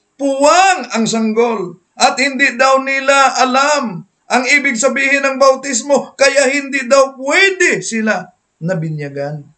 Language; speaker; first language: Filipino; non-native, local second language; Cebuano